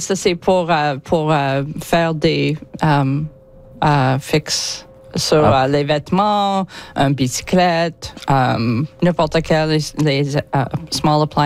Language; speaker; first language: French; non-native, learner; English